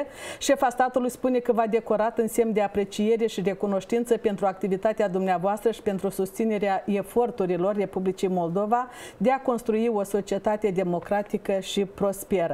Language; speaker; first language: Romanian; native; Romanian